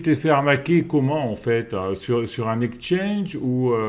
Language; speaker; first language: French; native; French